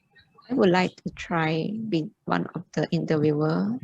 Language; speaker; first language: English; non-native, local second language; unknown